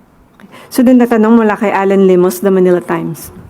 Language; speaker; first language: Filipino; native; Filipino